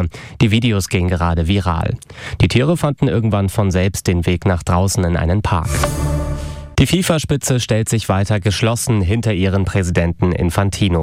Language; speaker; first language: German; native; German